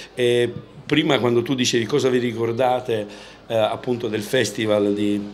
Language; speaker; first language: Italian; native; Italian